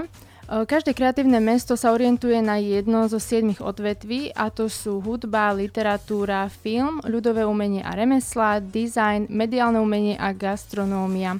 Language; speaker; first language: Slovak; native; Slovak